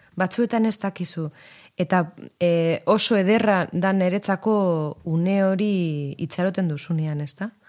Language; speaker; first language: Basque; native; Basque